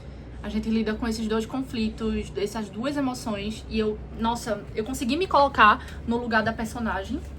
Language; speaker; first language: Portuguese; native; Portuguese